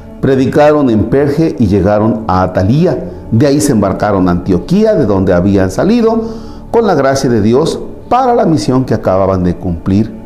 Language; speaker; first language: Spanish; native; Spanish